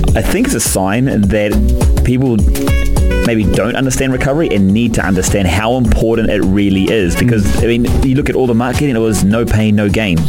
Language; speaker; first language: English; native; English